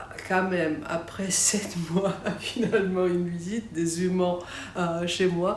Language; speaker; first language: French; non-native, fluent; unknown